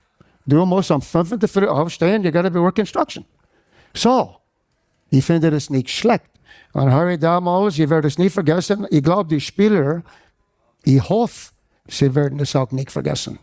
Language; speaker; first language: German; non-native, fluent; English